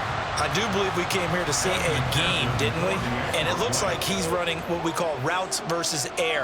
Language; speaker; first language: English; native; English